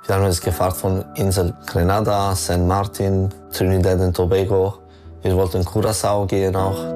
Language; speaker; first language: German; non-native, learner; French